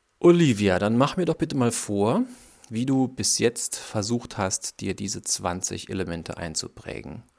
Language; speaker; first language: German; native; German